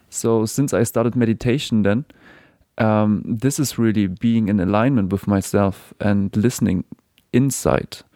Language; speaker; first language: English; non-native, fluent; German